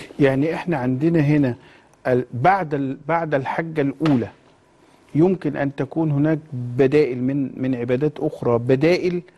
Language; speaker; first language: Egyptian Arabic; native; Egyptian Arabic